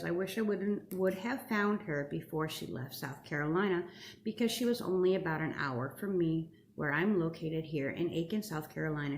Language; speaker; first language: English; native; English